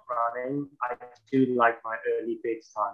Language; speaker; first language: English; non-native, fluent; German